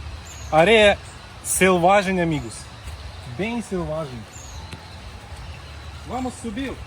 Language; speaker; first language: Portuguese; non-native, learner; Russian